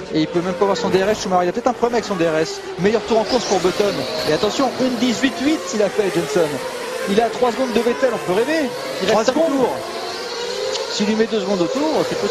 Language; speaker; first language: French; native; French